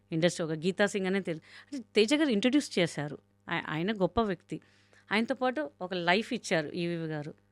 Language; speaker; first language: Telugu; non-native, local second language; Hindi